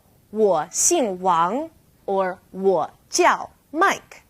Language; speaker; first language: Chinese; non-native, fluent; English